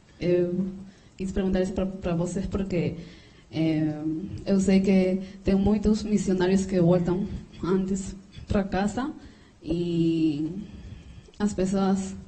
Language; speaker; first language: Portuguese; non-native, learner; Spanish